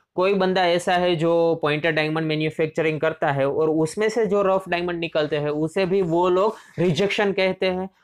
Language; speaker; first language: Hindi; non-native, local second language; Gujarati